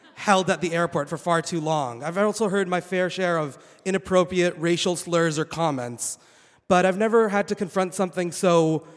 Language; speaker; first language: English; non-native, fluent; Arabic